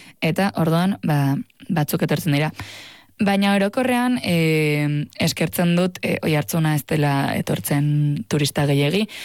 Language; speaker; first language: Basque; native; Basque